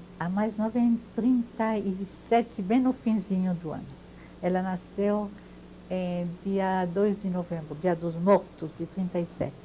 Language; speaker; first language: Portuguese; non-native, fluent; French